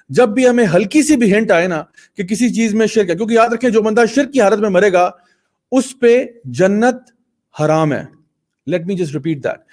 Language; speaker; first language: Urdu; native; Urdu